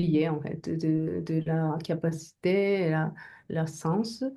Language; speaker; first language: French; non-native, learner; Japanese